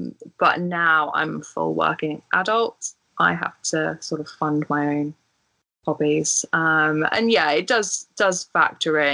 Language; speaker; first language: English; native; English